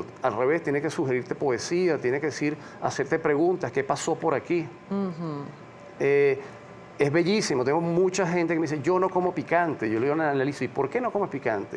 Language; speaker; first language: Spanish; native; Spanish